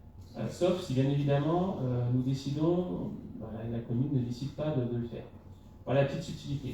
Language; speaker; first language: French; native; French